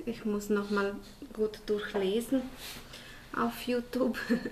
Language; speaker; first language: German; non-native, fluent; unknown